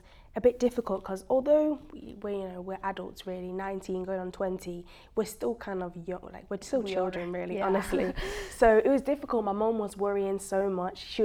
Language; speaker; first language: English; native; English